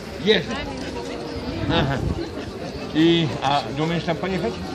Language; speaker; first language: Russian; non-native, learner; Polish